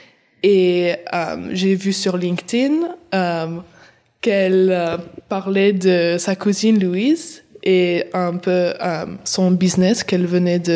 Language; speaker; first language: French; early bilingual, heritage; English